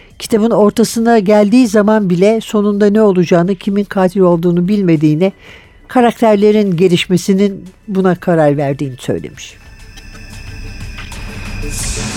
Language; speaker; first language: Turkish; native; Turkish